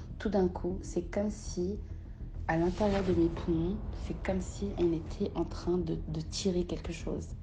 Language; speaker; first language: French; early bilingual, other home language; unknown